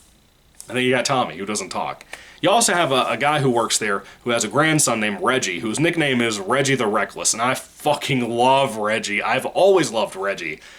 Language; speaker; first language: English; native; English